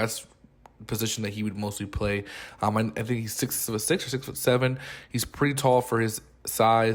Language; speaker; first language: English; native; English